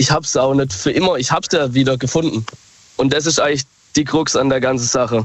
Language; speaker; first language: German; native; German